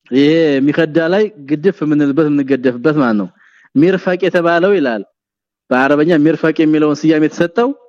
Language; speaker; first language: Amharic; native; Amharic